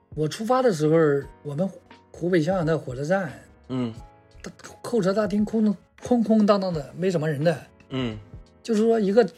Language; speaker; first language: Chinese; native; Chinese